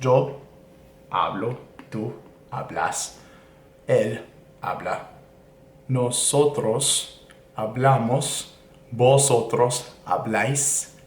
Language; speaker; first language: Spanish; non-native, learner; English